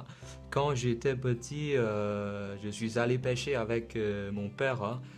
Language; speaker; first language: French; non-native, learner; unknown